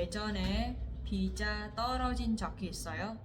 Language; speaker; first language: Korean; non-native, fluent; Vietnamese